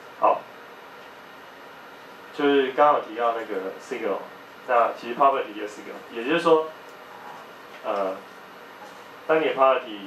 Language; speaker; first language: Chinese; native; Chinese